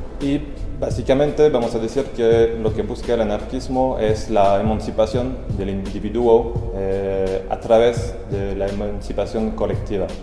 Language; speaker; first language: Spanish; non-native, fluent; French